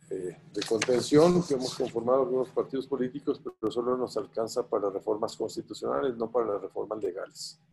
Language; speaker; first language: Spanish; native; Spanish